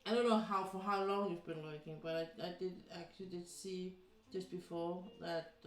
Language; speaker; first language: English; non-native, fluent; Danish